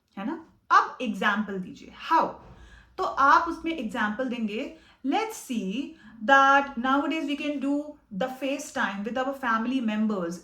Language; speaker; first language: Hindi; native; Hindi